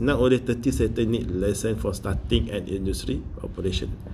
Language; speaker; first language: English; non-native, local second language; Malay